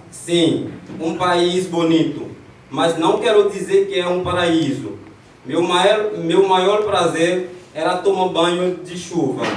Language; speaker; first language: Portuguese; non-native, learner; Haitian Creole